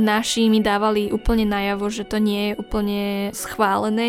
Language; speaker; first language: Slovak; early bilingual, other home language; Vietnamese